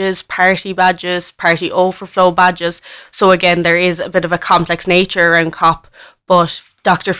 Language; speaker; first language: English; native; English